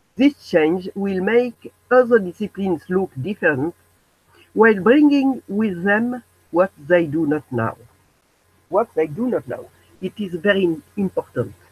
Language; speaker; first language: English; non-native, learner; French